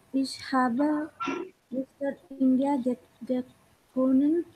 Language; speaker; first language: German; non-native, learner; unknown